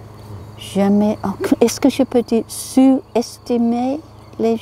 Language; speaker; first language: French; non-native, learner; English